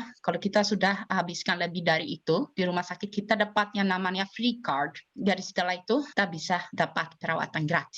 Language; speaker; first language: Indonesian; non-native, fluent; Swedish